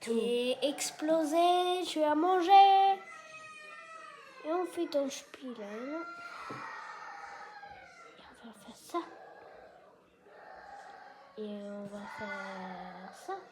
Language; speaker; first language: French; non-native, learner; German